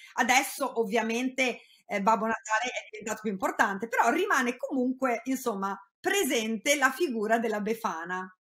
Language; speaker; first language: Italian; native; Italian